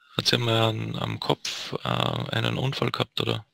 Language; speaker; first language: German; native; German